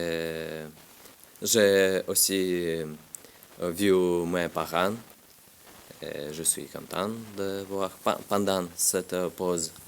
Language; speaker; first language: French; non-native, learner; Russian